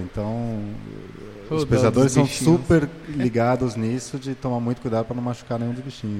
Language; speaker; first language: Portuguese; native; Portuguese